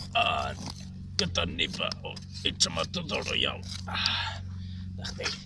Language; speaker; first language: Welsh; non-native, learner; English